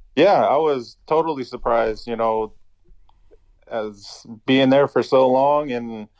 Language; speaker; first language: English; native; English